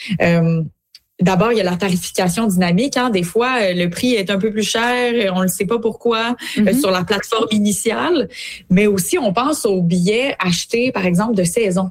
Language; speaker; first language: French; native; French